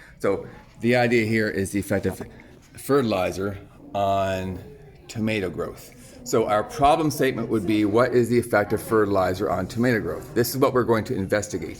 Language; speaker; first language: English; native; English